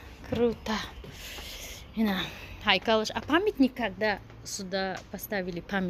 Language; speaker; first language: Russian; non-native, local second language; Tajik